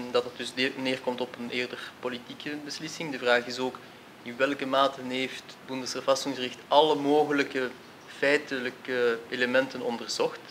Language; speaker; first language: Dutch; native; Dutch